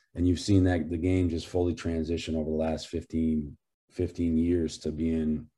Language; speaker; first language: English; native; English